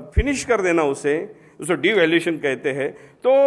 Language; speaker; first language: Hindi; non-native, local second language; Marathi